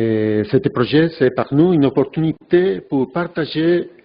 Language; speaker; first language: French; non-native, fluent; Spanish